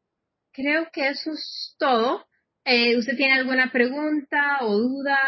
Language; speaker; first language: Spanish; non-native, fluent; English